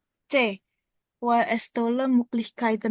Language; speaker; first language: German; non-native, learner; Indonesian